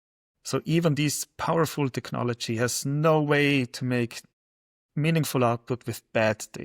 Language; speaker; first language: English; non-native, fluent; German